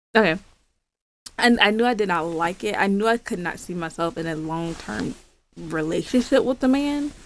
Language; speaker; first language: English; native; English